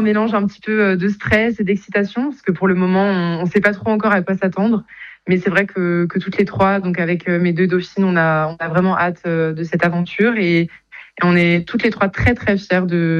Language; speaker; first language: French; native; French